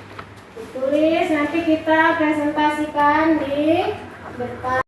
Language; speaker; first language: Indonesian; native; Indonesian